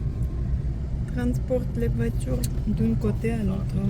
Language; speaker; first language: French; non-native, fluent; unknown